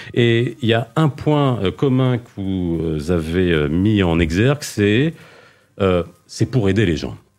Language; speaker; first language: French; native; French